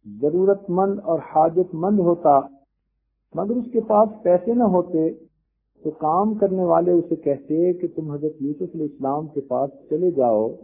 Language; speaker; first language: Urdu; native; Urdu